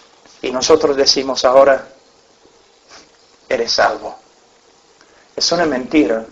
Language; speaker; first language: Spanish; non-native, fluent; English